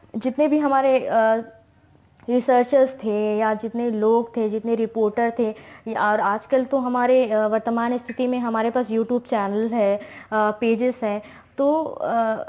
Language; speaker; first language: Hindi; native; Hindi